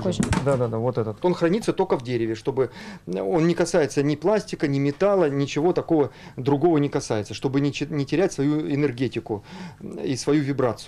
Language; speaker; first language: Russian; native; Russian